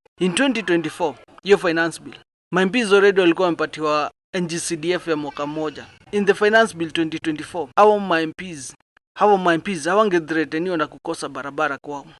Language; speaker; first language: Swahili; native; Swahili